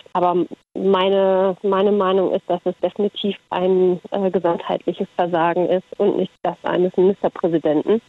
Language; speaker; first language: German; early bilingual, heritage; German